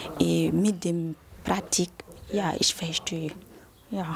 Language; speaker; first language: German; non-native, learner; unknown